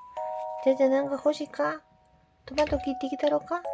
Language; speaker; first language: Japanese; native; Japanese